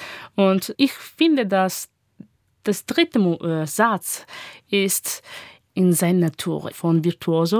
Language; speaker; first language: German; non-native, learner; Italian